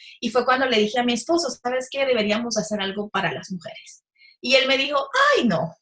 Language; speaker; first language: Spanish; early bilingual, heritage; Spanish